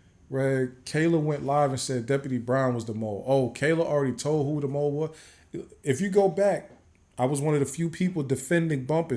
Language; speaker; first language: English; native; English